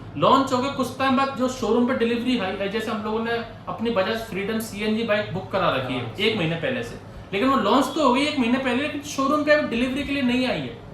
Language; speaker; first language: Hindi; native; Hindi